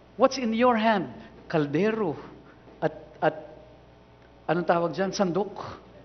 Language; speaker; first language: Filipino; non-native, local second language; Cebuano